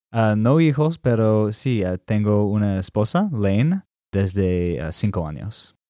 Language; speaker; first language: Spanish; non-native, learner; English